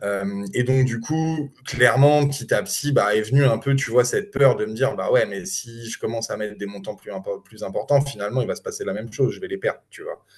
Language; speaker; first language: French; native; French